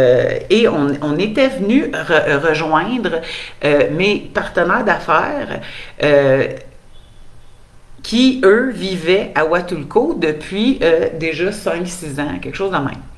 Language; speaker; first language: French; native; French